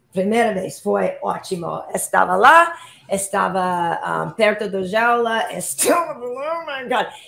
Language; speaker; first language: Portuguese; non-native, learner; English